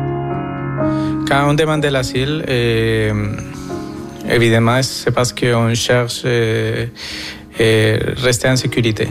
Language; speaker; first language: French; non-native, fluent; Spanish